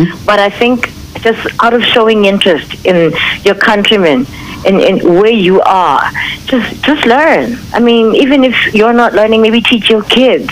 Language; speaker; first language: English; non-native, local second language; Zulu